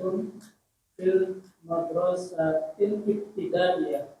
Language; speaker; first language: Arabic; non-native, learner; Indonesian